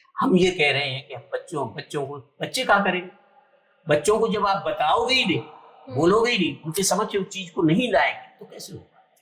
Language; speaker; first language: Hindi; native; Hindi